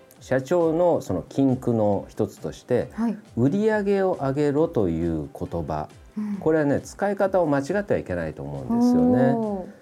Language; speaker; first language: Japanese; native; Japanese